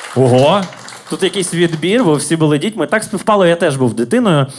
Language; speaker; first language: Ukrainian; native; Ukrainian